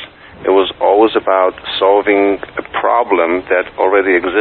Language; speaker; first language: English; non-native, fluent; Polish